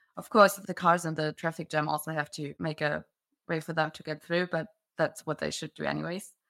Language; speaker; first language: English; non-native, fluent; German